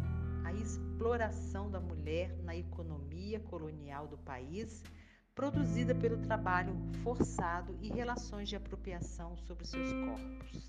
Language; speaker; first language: Portuguese; native; Portuguese